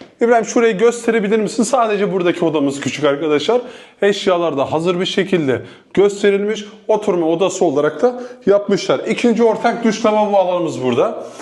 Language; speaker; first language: Turkish; native; Turkish